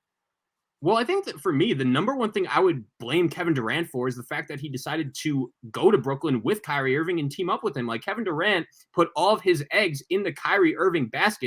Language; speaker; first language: English; native; English